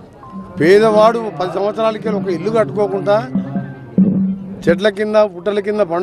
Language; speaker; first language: Telugu; native; Telugu